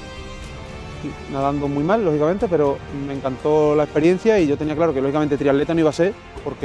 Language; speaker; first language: Spanish; native; Spanish